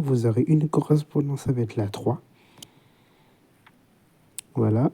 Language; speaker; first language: French; native; French